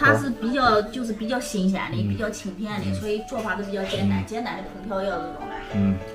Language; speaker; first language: Chinese; native; Chinese